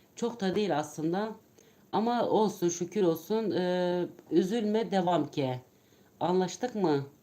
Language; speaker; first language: Turkish; native; Turkish